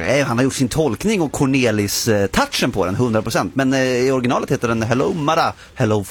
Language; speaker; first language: Swedish; native; Swedish